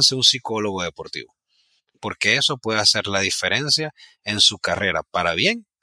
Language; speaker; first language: Spanish; native; Spanish